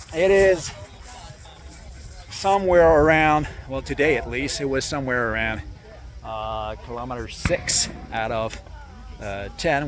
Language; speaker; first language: English; non-native, local second language; French